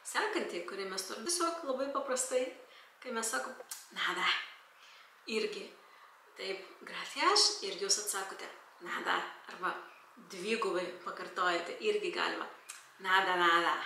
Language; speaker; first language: Lithuanian; non-native, local second language; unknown